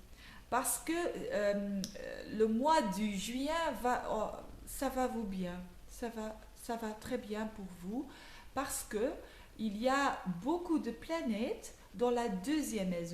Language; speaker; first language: French; non-native, learner; Dutch